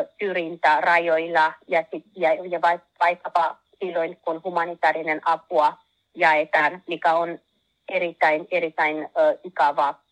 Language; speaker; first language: Finnish; non-native, learner; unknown